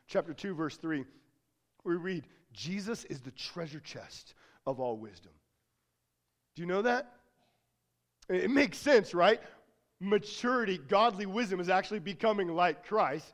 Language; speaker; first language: English; native; English